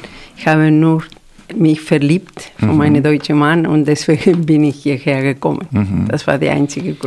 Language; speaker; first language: German; non-native, fluent; Spanish